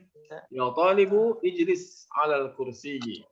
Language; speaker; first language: Arabic; non-native, fluent; Indonesian